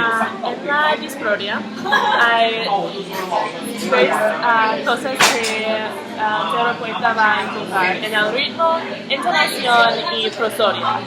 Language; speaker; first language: Spanish; non-native, learner; English